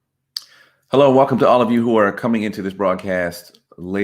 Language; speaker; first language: English; native; English